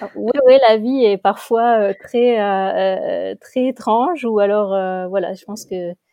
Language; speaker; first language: French; native; French